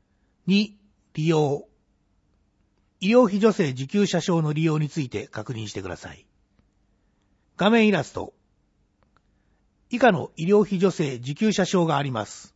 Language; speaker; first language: Japanese; native; Japanese